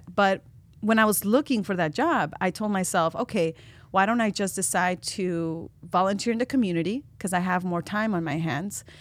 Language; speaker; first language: English; early bilingual, other home language; Spanish